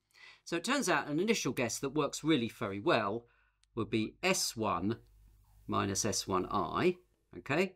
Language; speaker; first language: English; native; English